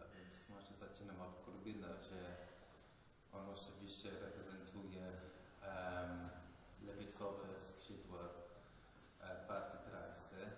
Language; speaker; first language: Polish; non-native, fluent; English